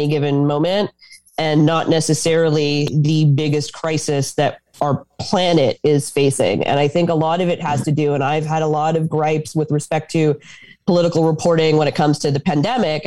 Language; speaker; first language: English; native; English